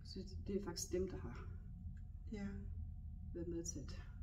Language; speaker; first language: Danish; non-native, local second language; Faroese